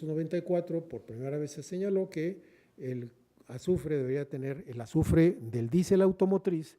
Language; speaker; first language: Spanish; native; Spanish